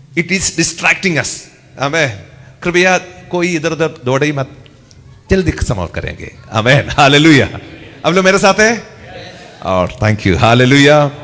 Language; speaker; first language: Hindi; non-native, local second language; Malayalam